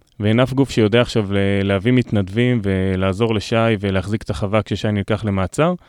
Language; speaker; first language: Hebrew; native; Hebrew